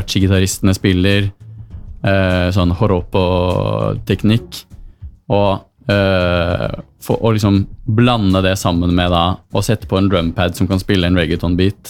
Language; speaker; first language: Norwegian; native; Norwegian